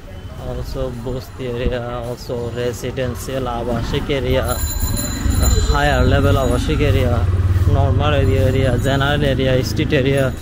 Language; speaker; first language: English; non-native, learner; Bangla